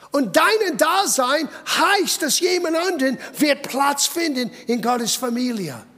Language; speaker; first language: German; non-native, fluent; English